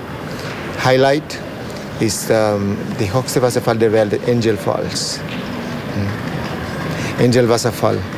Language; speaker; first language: German; non-native, learner; Spanish